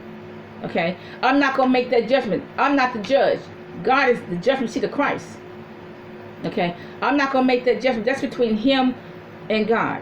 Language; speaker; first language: English; native; English